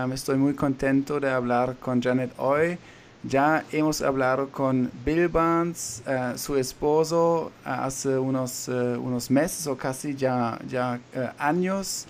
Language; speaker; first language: Spanish; non-native, fluent; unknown